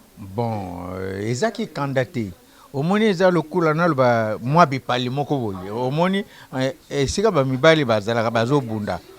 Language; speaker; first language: Lingala; non-native, local second language; Kituba (Democratic Republic of Congo)